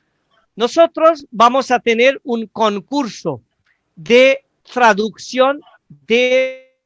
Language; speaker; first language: Spanish; non-native, fluent; Bangla